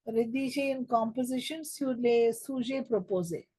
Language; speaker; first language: French; non-native, learner; Telugu